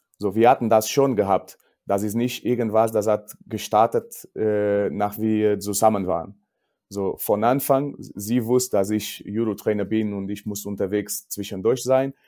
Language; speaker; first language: German; non-native, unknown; Portuguese